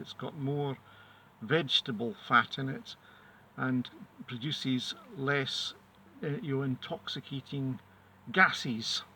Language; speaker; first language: English; native; English